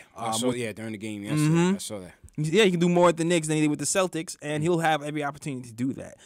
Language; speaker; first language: English; native; English